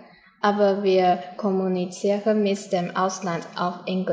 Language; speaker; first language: German; non-native, learner; Chinese